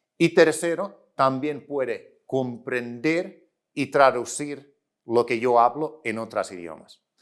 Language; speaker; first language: Spanish; non-native, fluent; Finnish